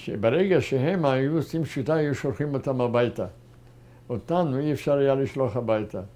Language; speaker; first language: Hebrew; non-native, fluent; German